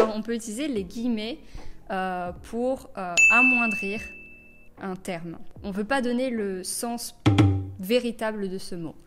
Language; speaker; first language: French; native; French